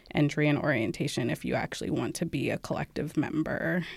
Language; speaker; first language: English; early bilingual, other home language; Amharic